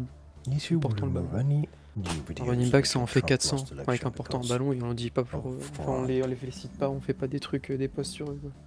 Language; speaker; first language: French; native; French